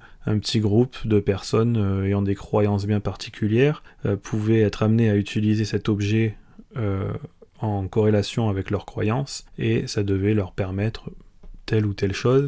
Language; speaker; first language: French; native; French